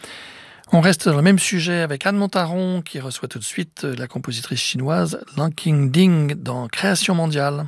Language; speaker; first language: French; native; French